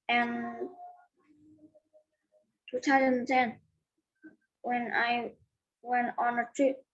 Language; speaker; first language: English; non-native, learner; Vietnamese